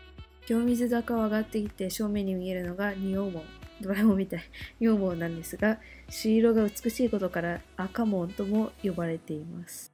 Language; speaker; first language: Japanese; early bilingual, heritage; Japanese